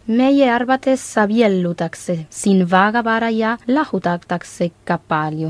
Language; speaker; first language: Estonian; non-native, fluent; Spanish